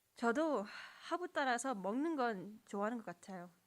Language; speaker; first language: Korean; early bilingual, other home language; English